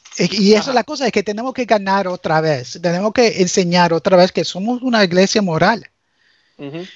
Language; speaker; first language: Spanish; early bilingual, heritage; English